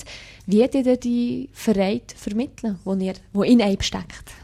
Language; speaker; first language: German; native; German